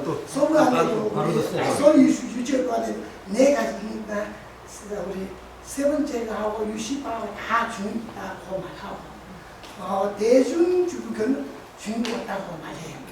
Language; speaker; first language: Korean; non-native, learner; Tibetan